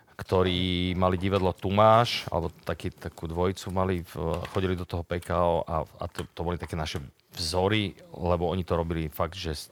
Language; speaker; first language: Slovak; native; Slovak